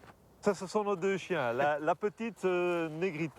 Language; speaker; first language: French; native; French